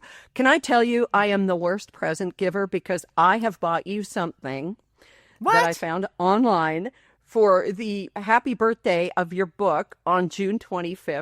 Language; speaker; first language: English; native; English